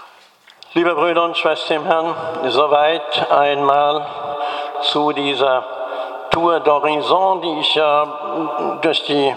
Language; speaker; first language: German; native; German